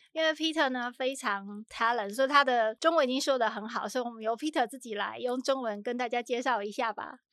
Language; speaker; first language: Chinese; native; Chinese